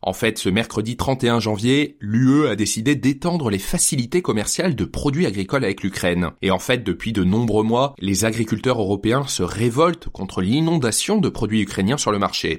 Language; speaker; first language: French; native; French